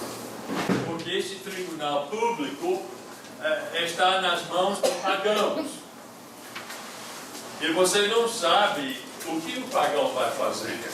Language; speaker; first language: Portuguese; non-native, fluent; English